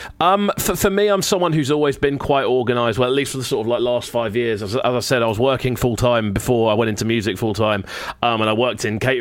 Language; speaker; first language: English; native; English